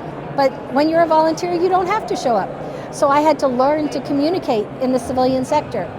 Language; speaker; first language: English; native; English